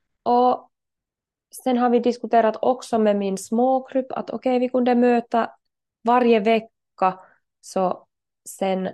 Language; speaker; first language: Swedish; non-native, learner; Finnish